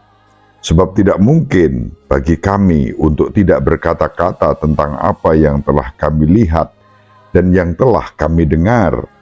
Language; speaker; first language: Indonesian; native; Indonesian